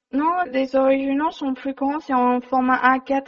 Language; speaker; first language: French; non-native, learner; Chinese